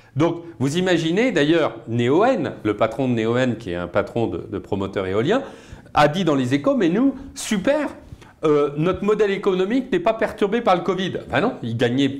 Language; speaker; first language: French; native; French